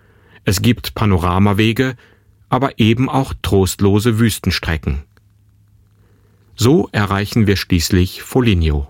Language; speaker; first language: German; native; German